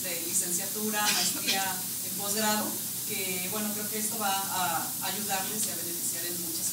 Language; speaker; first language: Spanish; native; Spanish